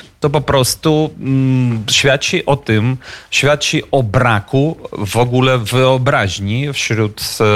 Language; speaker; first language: Polish; non-native, fluent; Ukrainian